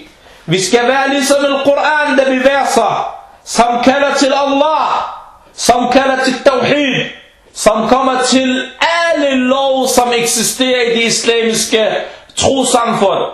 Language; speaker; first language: Danish; non-native, fluent; Arabic